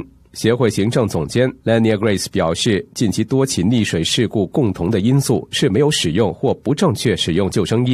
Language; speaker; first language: Chinese; native; Chinese